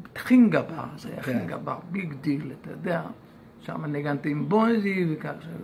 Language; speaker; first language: Hebrew; non-native, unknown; Yiddish